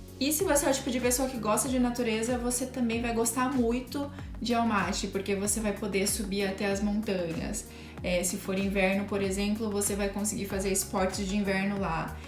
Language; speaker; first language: Portuguese; native; Portuguese